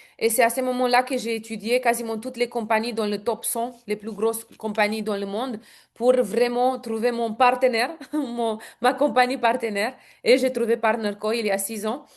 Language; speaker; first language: French; non-native, fluent; Romanian